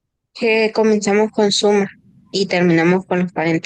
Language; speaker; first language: Spanish; native; Spanish